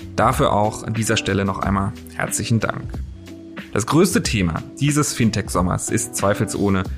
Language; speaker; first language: German; native; German